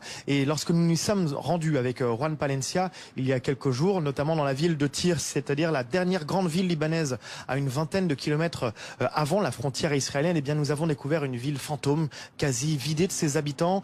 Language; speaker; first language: French; native; French